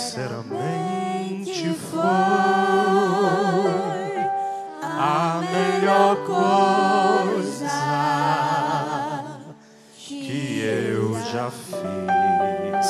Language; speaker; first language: Portuguese; native; Portuguese